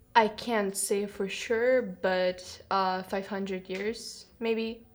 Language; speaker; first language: English; non-native, fluent; Kyrgyz